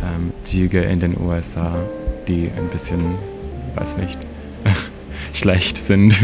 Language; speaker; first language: German; non-native, fluent; English